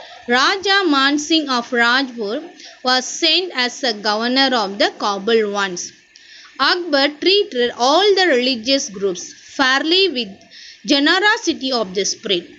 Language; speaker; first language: English; non-native, local second language; Tamil